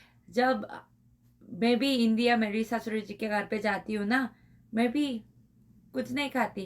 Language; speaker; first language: Hindi; non-native, learner; Korean